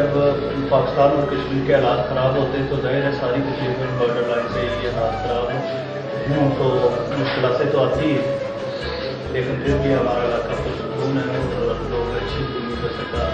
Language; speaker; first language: Urdu; non-native, local second language; Pahari-Potwari